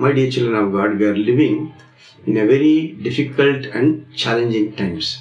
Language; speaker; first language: English; non-native, local second language; Tamil